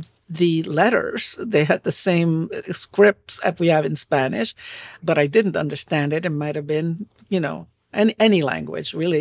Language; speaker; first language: English; non-native, fluent; Spanish